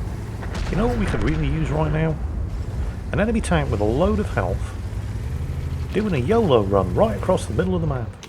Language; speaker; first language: English; native; English